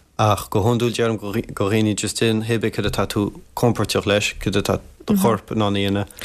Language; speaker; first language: Irish; early bilingual, other home language; French